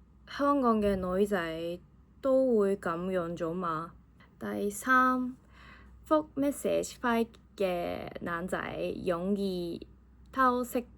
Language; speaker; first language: Cantonese; non-native, fluent; Japanese